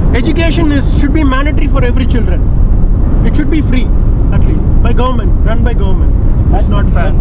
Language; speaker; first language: English; non-native, local second language; Tamil